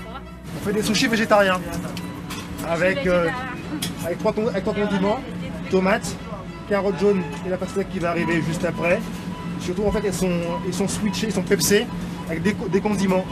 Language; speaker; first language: French; native; French